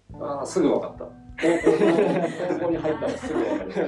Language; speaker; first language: Japanese; non-native, learner; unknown